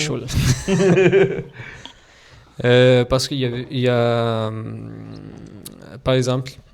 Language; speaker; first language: French; non-native, fluent; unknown